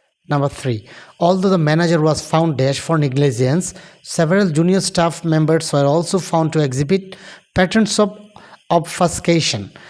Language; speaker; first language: English; non-native, local second language; Bangla